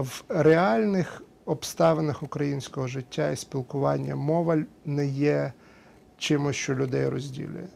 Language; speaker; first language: Ukrainian; early bilingual, heritage; Ukrainian